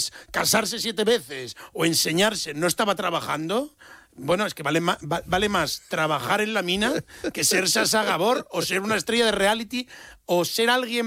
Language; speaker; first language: Spanish; native; Spanish